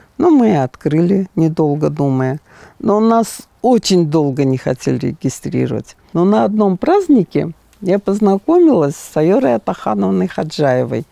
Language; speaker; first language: Russian; native; Russian